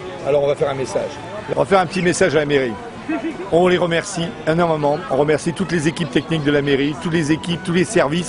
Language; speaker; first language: French; native; French